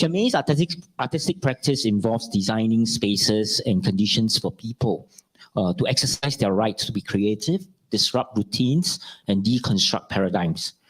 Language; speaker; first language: English; non-native, local second language; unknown